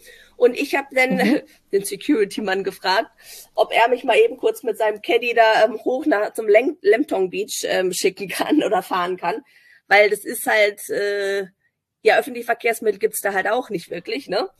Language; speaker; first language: German; native; German